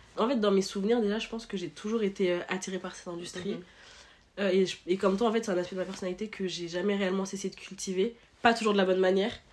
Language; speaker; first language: French; early bilingual, other home language; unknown